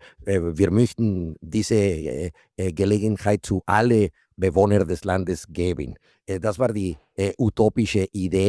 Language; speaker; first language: German; non-native, fluent; Spanish